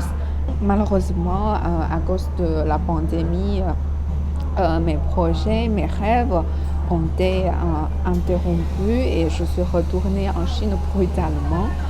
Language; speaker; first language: French; non-native, fluent; Chinese